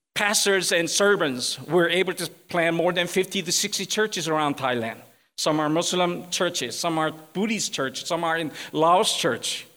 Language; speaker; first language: English; non-native, fluent; Korean